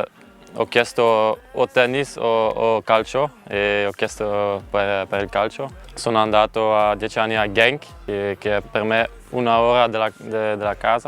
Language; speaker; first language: Italian; non-native, learner; Dutch